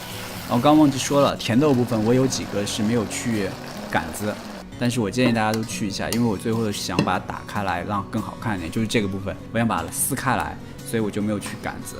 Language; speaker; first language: Chinese; native; Chinese